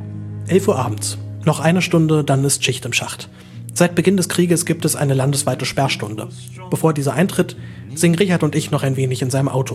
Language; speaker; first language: German; native; German